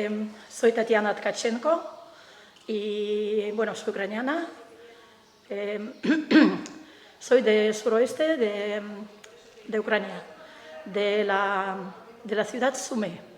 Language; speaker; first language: Spanish; non-native, fluent; Ukrainian